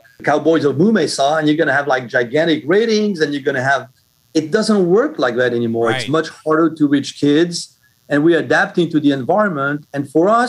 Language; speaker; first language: English; non-native, fluent; French